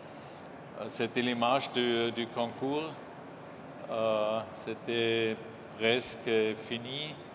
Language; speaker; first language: French; non-native, learner; German